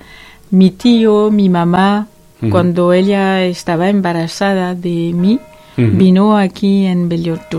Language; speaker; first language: Spanish; non-native, learner; French